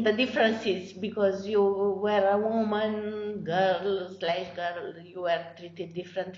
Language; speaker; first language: English; non-native, fluent; Romanian